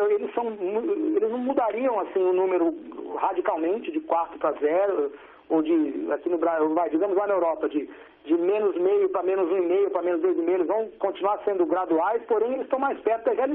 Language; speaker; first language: Portuguese; native; Portuguese